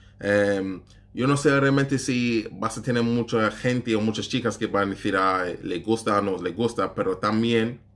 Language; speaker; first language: Spanish; non-native, learner; English